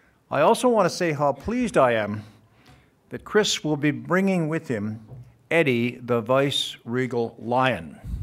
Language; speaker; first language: English; native; English